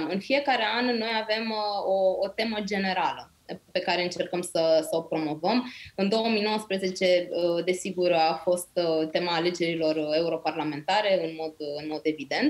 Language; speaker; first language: Romanian; native; Romanian